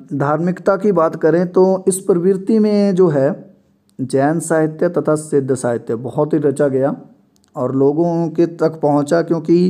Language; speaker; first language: Hindi; non-native, local second language; Punjabi